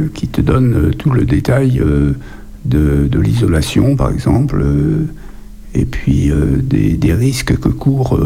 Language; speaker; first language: French; native; French